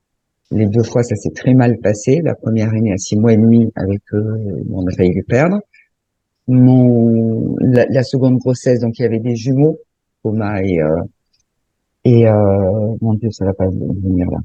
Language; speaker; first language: French; native; French